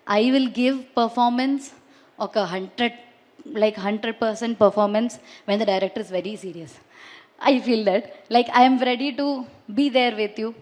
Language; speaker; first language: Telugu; non-native, learner; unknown